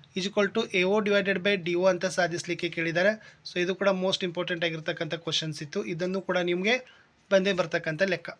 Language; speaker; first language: Kannada; native; Kannada